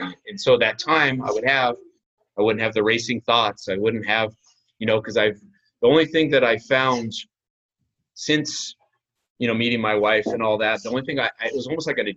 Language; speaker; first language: English; native; English